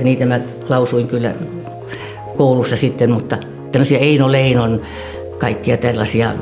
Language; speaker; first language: Finnish; native; Finnish